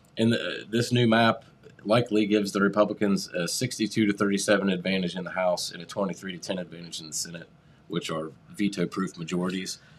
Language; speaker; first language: English; native; English